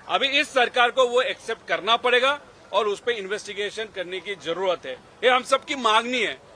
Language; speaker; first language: Hindi; non-native, local second language; Marathi